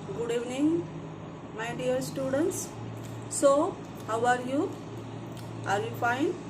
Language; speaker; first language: English; non-native, local second language; Marathi